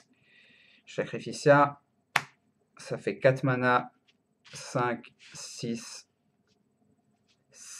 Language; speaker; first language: French; native; French